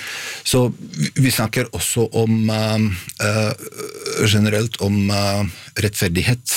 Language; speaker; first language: Norwegian; non-native, fluent; Bosnian